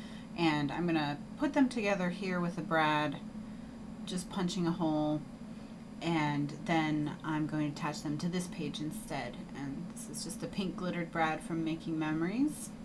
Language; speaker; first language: English; native; English